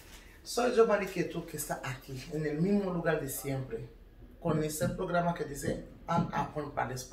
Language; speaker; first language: Spanish; non-native, learner; Haitian Creole